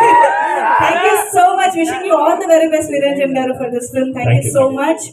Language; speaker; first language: Telugu; native; Telugu